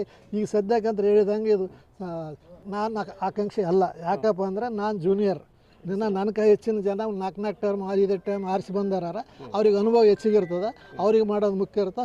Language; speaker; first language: Kannada; native; Kannada